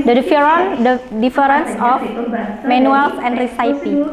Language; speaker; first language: English; non-native, fluent; Indonesian